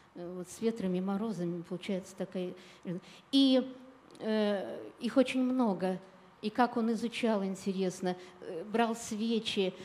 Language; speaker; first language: Russian; native; Russian